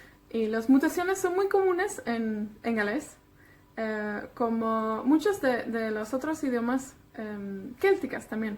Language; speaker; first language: Spanish; non-native, fluent; Welsh